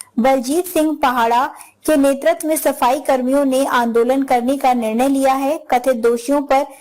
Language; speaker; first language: Hindi; non-native, local second language; Punjabi